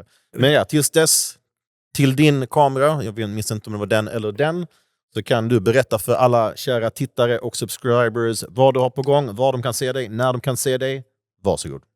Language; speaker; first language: Swedish; native; Swedish